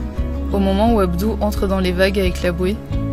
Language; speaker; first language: French; native; French